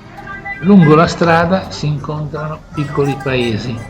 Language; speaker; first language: Italian; native; Italian